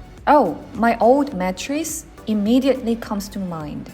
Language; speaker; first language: English; non-native, fluent; Korean